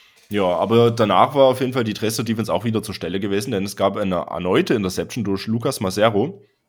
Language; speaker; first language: German; native; German